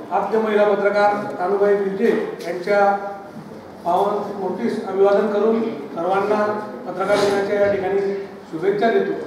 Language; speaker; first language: Marathi; native; Marathi